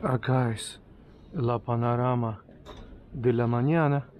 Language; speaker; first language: Spanish; non-native, fluent; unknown